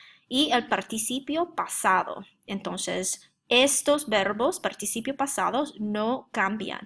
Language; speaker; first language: Spanish; non-native, fluent; English